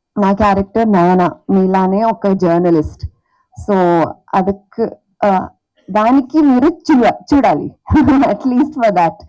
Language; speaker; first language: Telugu; non-native, fluent; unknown